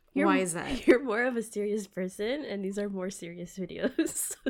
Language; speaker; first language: English; native; English